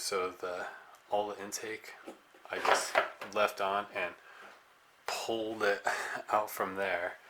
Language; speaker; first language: English; native; English